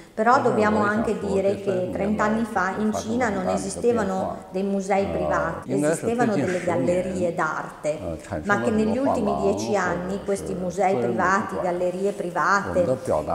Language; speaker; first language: Italian; non-native, fluent; Chinese